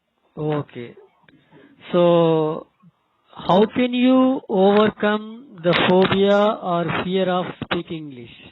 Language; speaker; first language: English; non-native, local second language; Telugu